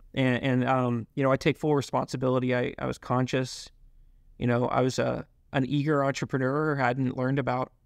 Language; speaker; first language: English; native; English